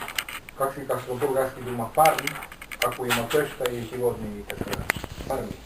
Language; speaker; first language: Bulgarian; non-native, learner; Finnish